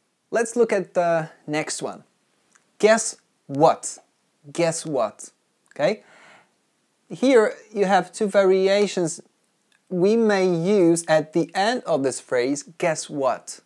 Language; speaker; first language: English; non-native, fluent; Polish